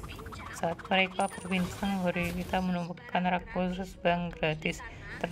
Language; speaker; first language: Indonesian; native; Indonesian